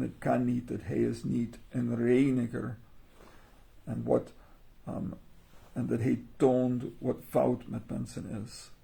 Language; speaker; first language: Dutch; non-native, learner; English